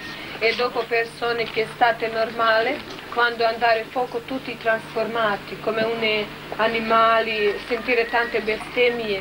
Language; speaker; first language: Italian; non-native, learner; Croatian